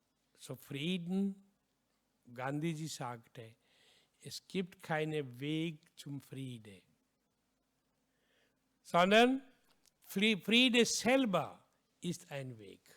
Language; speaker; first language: German; non-native, learner; Hindi